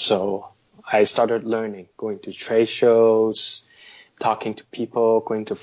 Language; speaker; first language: English; non-native, local second language; Cantonese